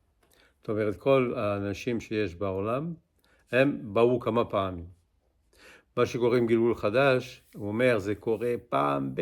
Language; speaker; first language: Hebrew; non-native, fluent; English